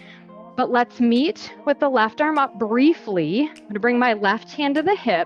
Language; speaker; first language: English; native; English